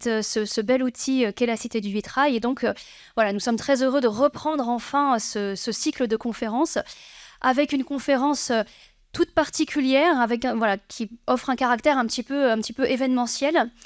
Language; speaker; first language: French; native; French